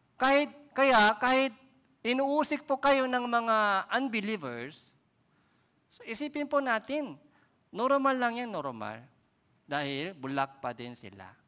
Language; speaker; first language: Filipino; non-native, fluent; Korean